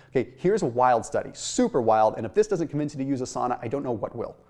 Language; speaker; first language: English; native; English